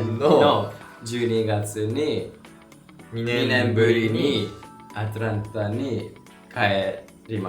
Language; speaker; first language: Japanese; non-native, learner; English